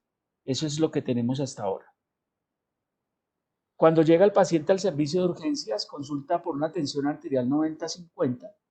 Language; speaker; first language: Spanish; native; Spanish